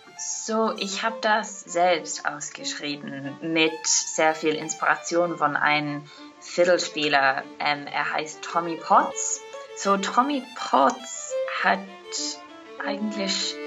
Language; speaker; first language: German; non-native, learner; English